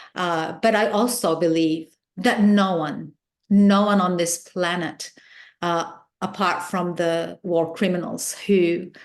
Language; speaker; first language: English; non-native, fluent; Arabic